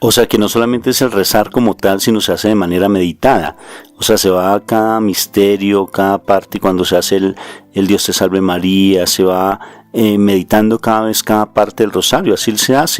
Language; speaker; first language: Spanish; native; Spanish